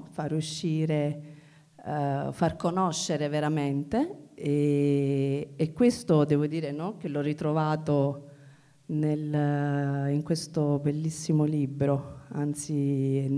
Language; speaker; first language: Italian; native; Italian